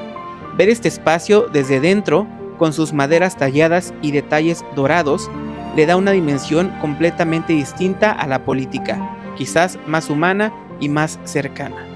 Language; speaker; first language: Spanish; native; Spanish